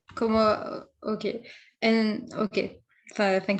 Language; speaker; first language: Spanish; non-native, fluent; French